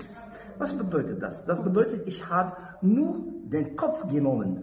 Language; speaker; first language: German; non-native, learner; French